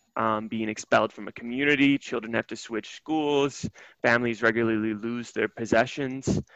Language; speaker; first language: English; native; English